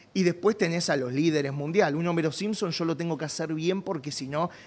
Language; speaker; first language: Spanish; native; Spanish